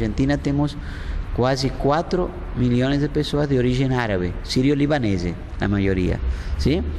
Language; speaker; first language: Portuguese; non-native, fluent; Spanish